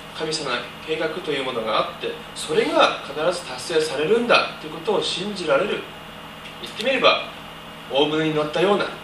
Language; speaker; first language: Japanese; native; Japanese